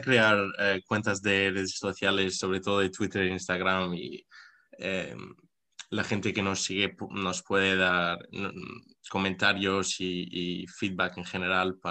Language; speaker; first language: Spanish; non-native, local second language; Arabic